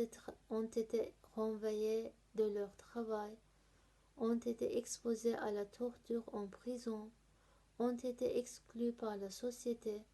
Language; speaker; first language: French; non-native, learner; Turkish